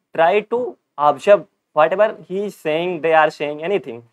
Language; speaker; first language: English; non-native, local second language; Hindi